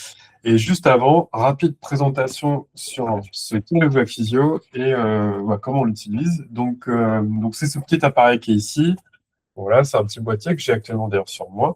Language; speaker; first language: French; native; French